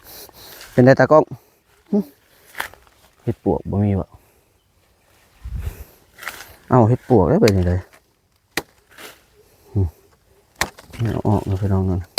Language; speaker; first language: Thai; non-native, local second language; Lao